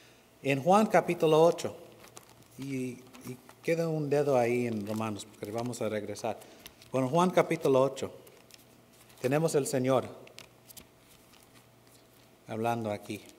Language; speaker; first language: Spanish; non-native, fluent; English